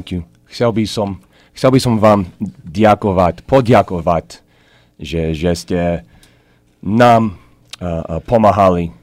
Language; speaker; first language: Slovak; early bilingual, heritage; English